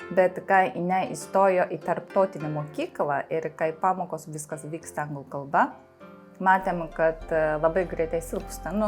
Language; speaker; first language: Lithuanian; non-native, fluent; Japanese